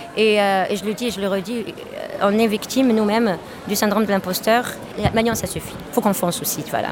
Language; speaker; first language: French; non-native, local second language; Arabic